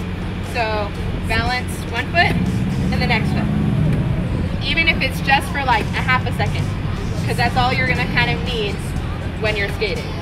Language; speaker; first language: English; native; English